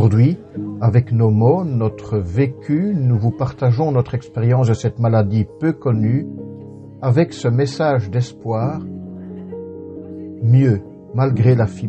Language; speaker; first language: French; native; French